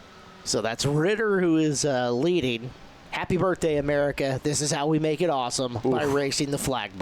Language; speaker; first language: English; native; English